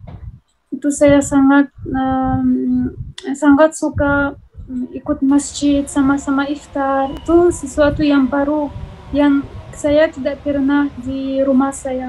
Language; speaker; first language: Indonesian; non-native, fluent; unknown